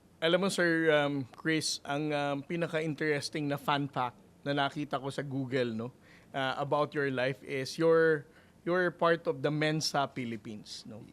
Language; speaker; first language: Filipino; native; Filipino